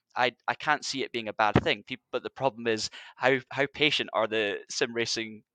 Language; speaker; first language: English; native; English